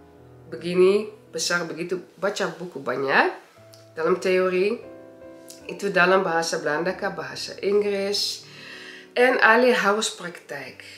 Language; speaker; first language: Indonesian; early bilingual, heritage; Indonesian